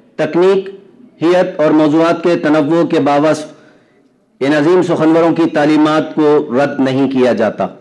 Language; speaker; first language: Urdu; native; Urdu